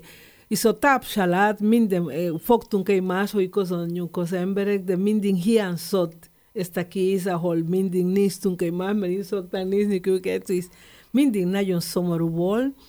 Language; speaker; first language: Hungarian; non-native, fluent; Spanish